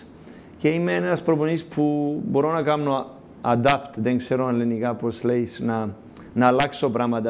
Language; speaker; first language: Greek; non-native, learner; Serbian